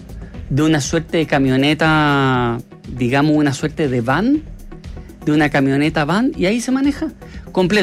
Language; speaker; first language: Spanish; native; Spanish